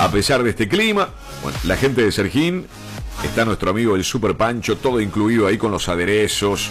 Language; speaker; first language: Spanish; native; Spanish